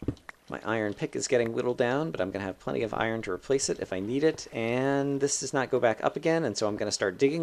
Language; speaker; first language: English; native; English